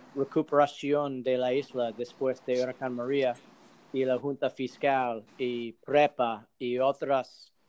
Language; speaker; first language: Spanish; non-native, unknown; English